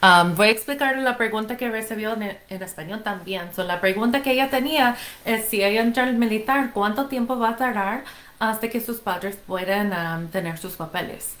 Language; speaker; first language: Spanish; non-native, fluent; English